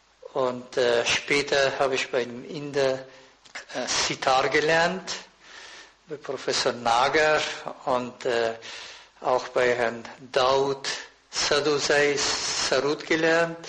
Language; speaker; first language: German; non-native, fluent; Persian